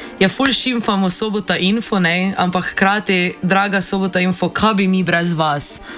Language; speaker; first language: Slovenian; native; Slovenian